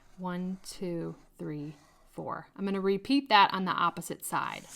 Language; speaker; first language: English; native; English